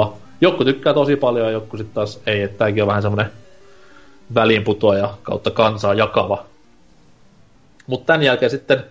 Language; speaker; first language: Finnish; native; Finnish